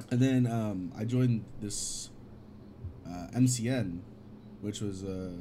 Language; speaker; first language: English; early bilingual, other home language; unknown